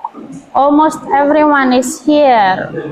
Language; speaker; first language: English; non-native, fluent; Indonesian